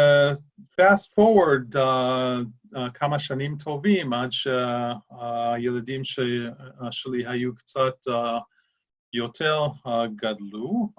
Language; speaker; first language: Hebrew; non-native, fluent; English